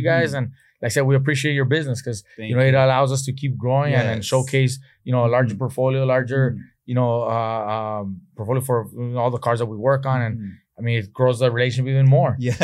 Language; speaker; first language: English; native; English